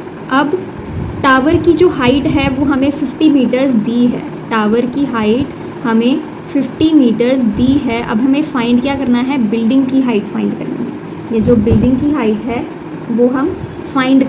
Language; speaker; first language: Hindi; native; Hindi